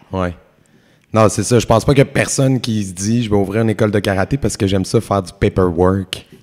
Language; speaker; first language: French; native; French